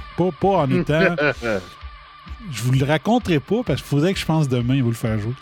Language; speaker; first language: French; native; French